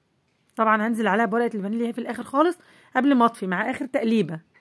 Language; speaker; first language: Arabic; native; Arabic